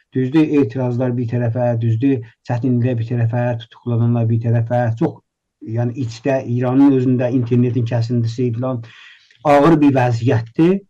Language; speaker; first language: Azerbaijani; native; Azerbaijani